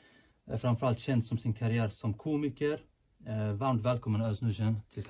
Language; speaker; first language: Swedish; native; Swedish